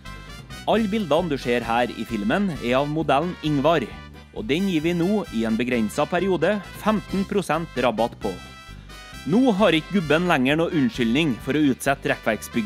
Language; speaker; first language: Norwegian; native; Norwegian